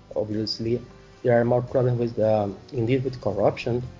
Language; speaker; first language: English; non-native, fluent; Spanish